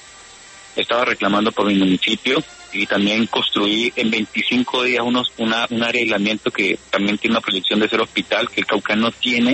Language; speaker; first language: Spanish; native; Spanish